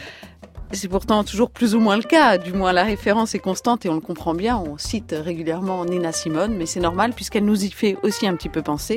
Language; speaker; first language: French; native; French